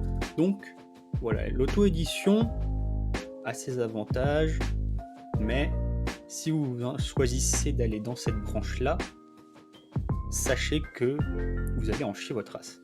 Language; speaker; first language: French; native; French